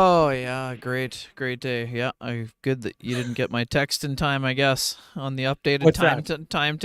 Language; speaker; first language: English; native; English